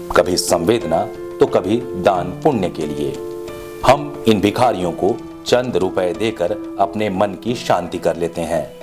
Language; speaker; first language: Hindi; native; Hindi